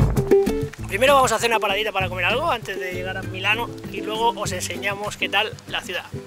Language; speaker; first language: Spanish; native; Spanish